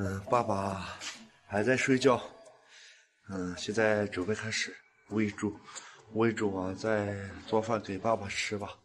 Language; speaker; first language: Chinese; non-native, local second language; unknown